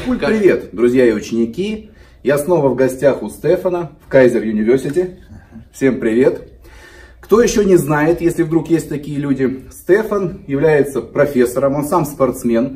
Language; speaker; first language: Russian; native; Russian